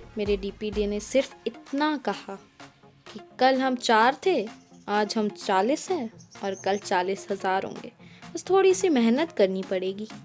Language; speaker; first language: Hindi; non-native, local second language; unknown